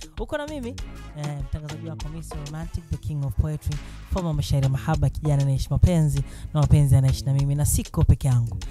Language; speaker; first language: Swahili; native; Swahili